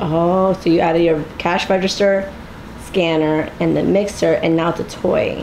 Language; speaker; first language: English; early bilingual, other home language; Spanish